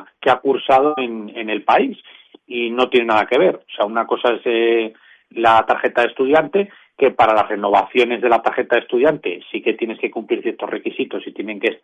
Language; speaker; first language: Spanish; native; Spanish